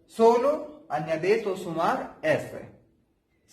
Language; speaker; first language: Spanish; non-native, fluent; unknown